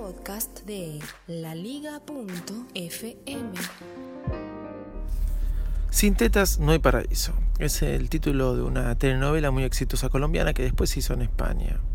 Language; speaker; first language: Spanish; native; Spanish